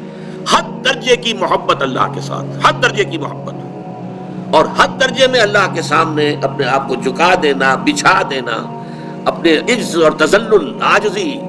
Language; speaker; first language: Urdu; native; Urdu